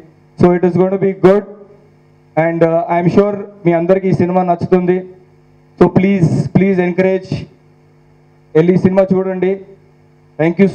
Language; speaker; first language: Telugu; non-native, local second language; Hindi